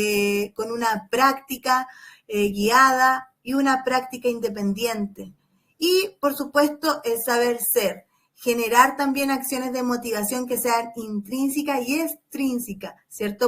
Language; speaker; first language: Spanish; native; Spanish